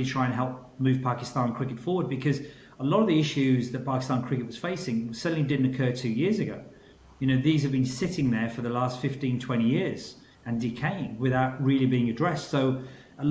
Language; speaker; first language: English; native; English